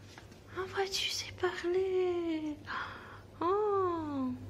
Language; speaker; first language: French; non-native, learner; English